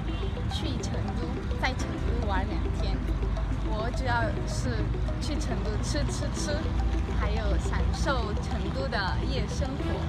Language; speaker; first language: Chinese; non-native, fluent; Spanish